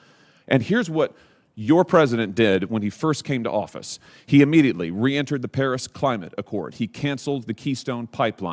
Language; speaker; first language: English; native; English